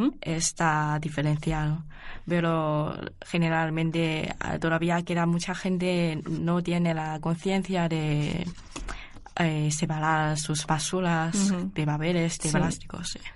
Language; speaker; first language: Spanish; non-native, learner; Chinese